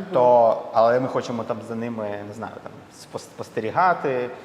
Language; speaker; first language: Ukrainian; native; Ukrainian